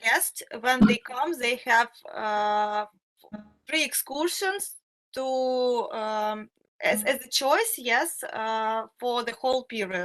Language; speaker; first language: English; non-native, fluent; Russian